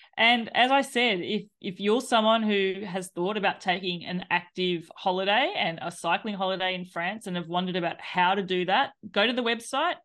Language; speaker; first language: English; native; English